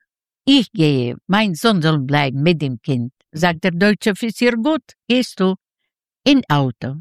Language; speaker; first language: German; non-native, learner; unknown